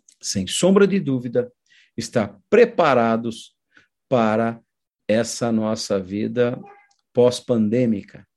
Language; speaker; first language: Portuguese; native; Portuguese